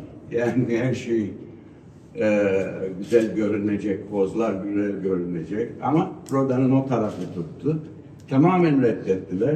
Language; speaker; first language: Turkish; early bilingual, heritage; Turkish